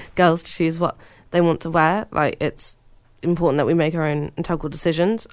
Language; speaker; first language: English; early bilingual, other home language; Hindi